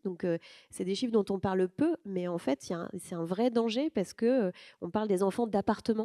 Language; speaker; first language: French; native; French